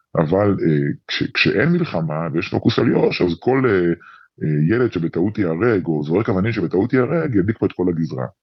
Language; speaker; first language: Hebrew; native; Hebrew